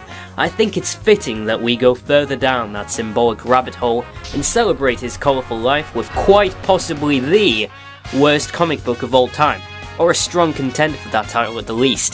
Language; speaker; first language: English; native; English